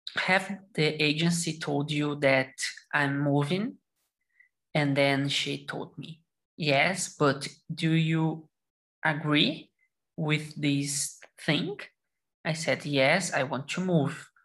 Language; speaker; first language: English; non-native, learner; Portuguese